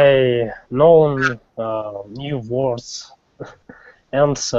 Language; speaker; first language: English; non-native, learner; Russian